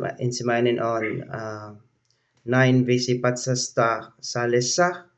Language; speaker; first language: Finnish; non-native, learner; Cebuano